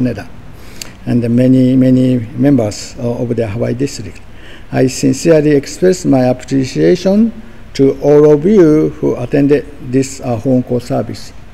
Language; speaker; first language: English; non-native, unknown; Japanese